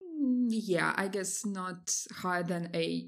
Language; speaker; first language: English; non-native, fluent; Russian